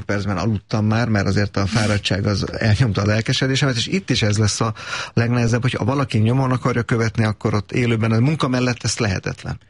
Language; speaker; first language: Hungarian; native; Hungarian